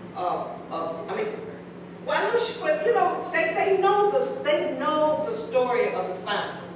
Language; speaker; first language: English; native; English